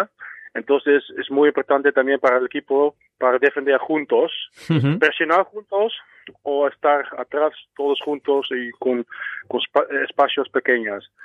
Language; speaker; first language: Spanish; non-native, fluent; Dutch